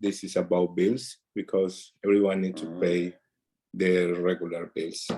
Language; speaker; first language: English; non-native, learner; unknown